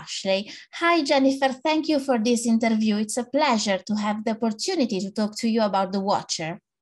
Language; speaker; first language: English; non-native, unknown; Italian